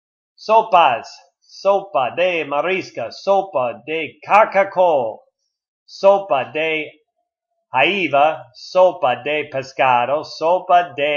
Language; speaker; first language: Spanish; non-native, learner; English